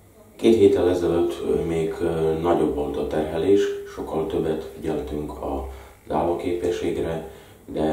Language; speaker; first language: Hungarian; non-native, fluent; Slovak